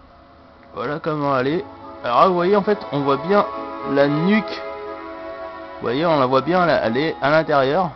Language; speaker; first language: French; native; French